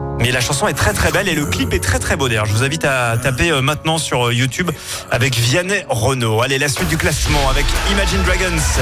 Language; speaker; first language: French; native; French